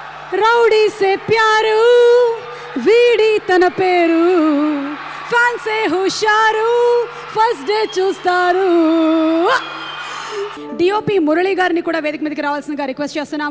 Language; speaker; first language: Telugu; native; Telugu